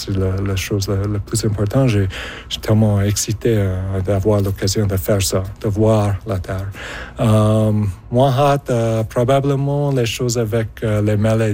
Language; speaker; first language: French; native; French